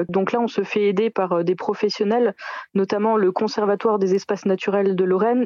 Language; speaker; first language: French; native; French